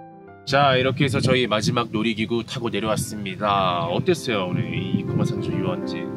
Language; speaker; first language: Korean; native; Korean